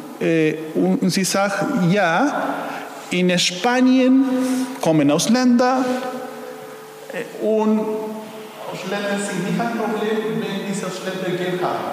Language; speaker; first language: German; non-native, fluent; Spanish